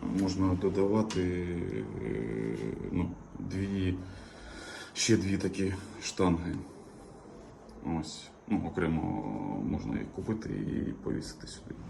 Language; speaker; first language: Ukrainian; native; Ukrainian